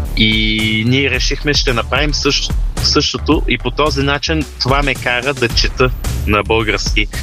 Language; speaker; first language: Bulgarian; early bilingual, heritage; Bulgarian